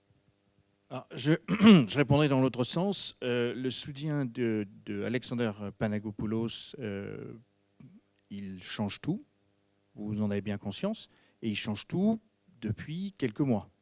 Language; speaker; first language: French; native; French